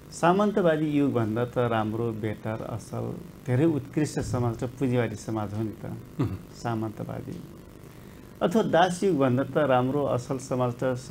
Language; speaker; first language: Nepali; non-native, local second language; Rana Tharu